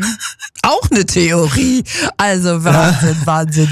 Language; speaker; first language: German; native; German